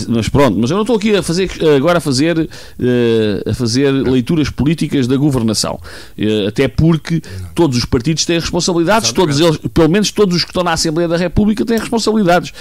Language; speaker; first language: Portuguese; native; Portuguese